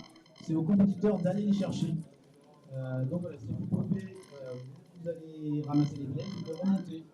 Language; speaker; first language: French; native; French